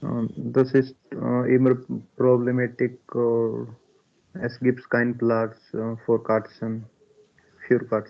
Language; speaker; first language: German; non-native, learner; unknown